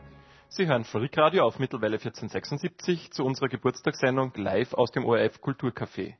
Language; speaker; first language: German; native; German